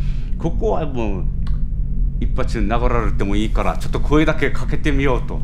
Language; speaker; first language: Japanese; non-native, fluent; Korean